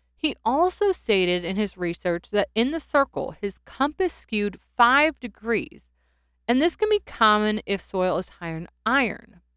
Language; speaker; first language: English; native; English